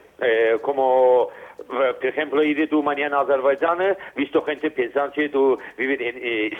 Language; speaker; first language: Spanish; non-native, learner; Azerbaijani